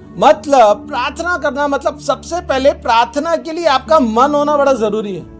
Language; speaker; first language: Hindi; non-native, local second language; Marathi